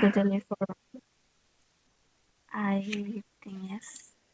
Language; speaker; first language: English; non-native, learner; Indonesian